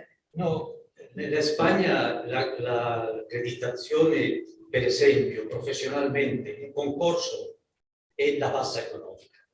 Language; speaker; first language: Italian; non-native, learner; Spanish